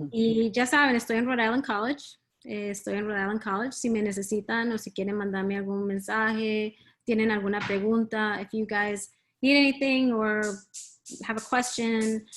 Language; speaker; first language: Spanish; early bilingual, heritage; Spanish